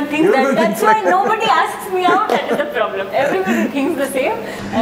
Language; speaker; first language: Kannada; non-native, learner; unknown